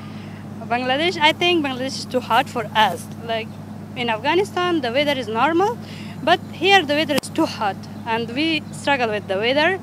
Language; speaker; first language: English; non-native, learner; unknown